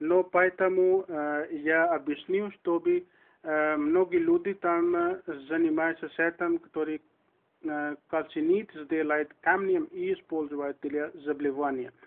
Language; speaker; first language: Russian; non-native, learner; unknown